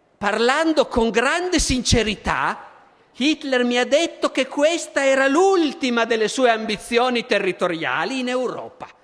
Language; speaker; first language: Italian; native; Italian